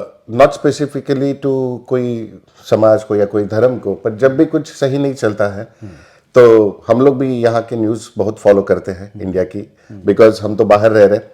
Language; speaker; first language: Hindi; native; Hindi